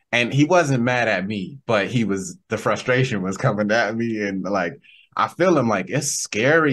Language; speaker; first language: English; native; English